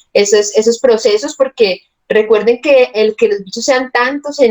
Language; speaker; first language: Spanish; native; Spanish